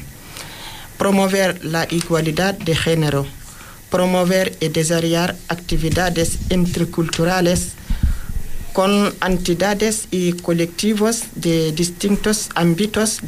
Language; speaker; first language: Spanish; non-native, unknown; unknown